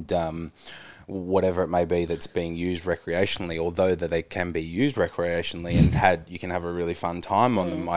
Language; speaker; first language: English; native; English